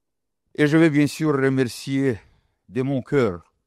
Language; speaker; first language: French; non-native, local second language; Ukrainian